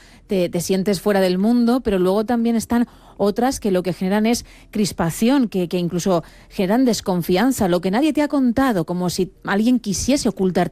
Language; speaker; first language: Spanish; native; Spanish